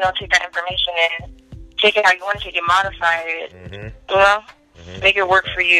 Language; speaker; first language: English; native; English